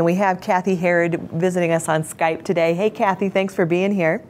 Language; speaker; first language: English; native; English